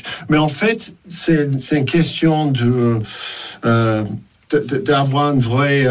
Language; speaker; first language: French; non-native, fluent; English